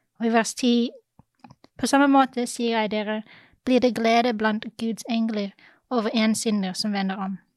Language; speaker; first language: Norwegian; non-native, fluent; English